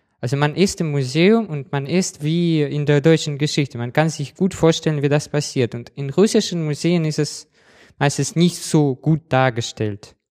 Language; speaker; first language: German; non-native, fluent; Russian